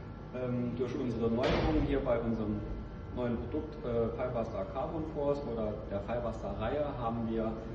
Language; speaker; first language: German; native; German